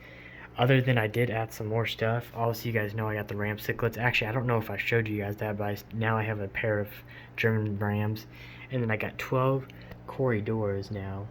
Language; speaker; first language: English; native; English